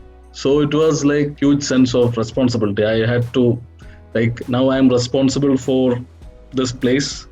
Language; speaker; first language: English; non-native, local second language; Malayalam